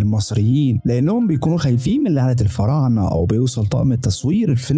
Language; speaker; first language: Arabic; native; Arabic